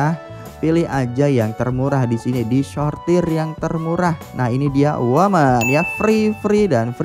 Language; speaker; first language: Indonesian; native; Indonesian